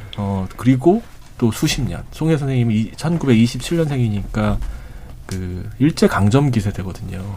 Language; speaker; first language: Korean; native; Korean